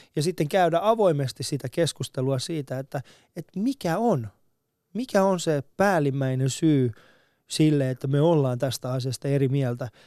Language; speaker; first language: Finnish; early bilingual, other home language; Persian